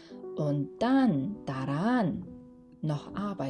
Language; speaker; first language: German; non-native, fluent; Mongolian